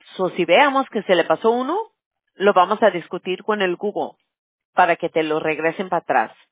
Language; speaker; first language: Spanish; early bilingual, heritage; Spanish